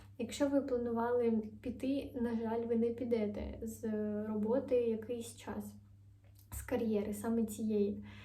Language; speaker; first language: Ukrainian; non-native, local second language; Russian